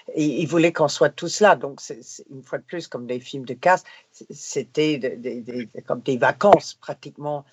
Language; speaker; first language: French; non-native, fluent; English